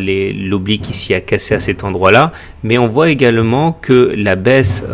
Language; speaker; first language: French; native; French